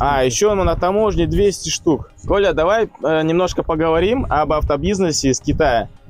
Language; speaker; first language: Russian; native; Russian